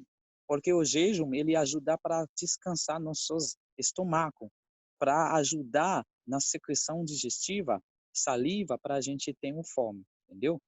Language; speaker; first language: Portuguese; non-native, fluent; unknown